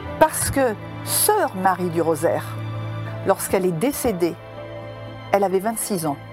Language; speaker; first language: French; native; French